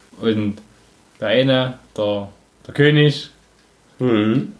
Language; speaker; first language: German; native; German